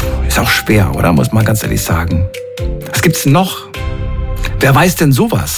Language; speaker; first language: German; native; German